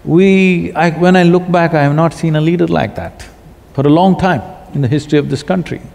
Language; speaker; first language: English; non-native, local second language; Kannada